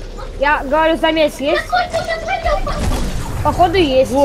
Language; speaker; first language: Russian; native; Russian